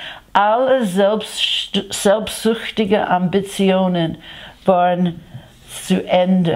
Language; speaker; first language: German; non-native, fluent; English